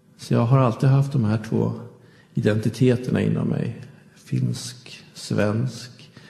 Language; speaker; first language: Swedish; native; Swedish